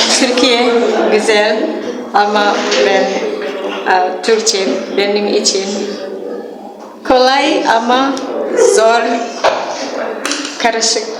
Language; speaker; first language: Turkish; non-native, learner; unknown